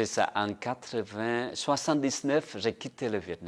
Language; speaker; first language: French; non-native, fluent; Vietnamese